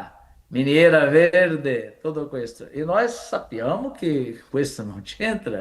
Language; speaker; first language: Italian; non-native, fluent; Portuguese